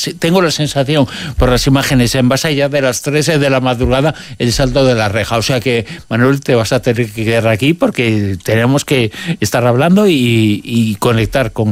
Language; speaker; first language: Spanish; native; Spanish